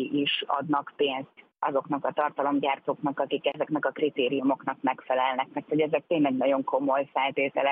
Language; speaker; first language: Hungarian; native; Hungarian